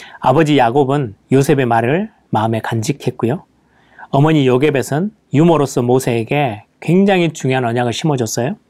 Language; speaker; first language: Korean; native; Korean